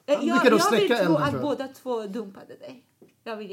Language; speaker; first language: Swedish; non-native, fluent; Persian